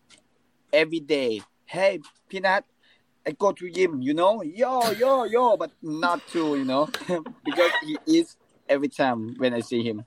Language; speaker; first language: English; non-native, learner; Thai